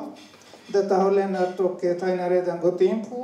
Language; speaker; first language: Swedish; non-native, fluent; Turoyo